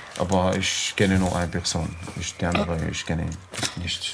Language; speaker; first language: German; non-native, learner; Arabic